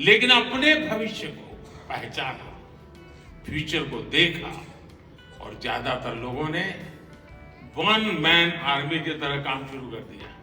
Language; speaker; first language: Hindi; native; Hindi